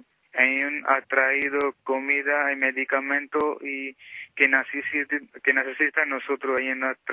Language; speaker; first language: Spanish; non-native, local second language; Punjabi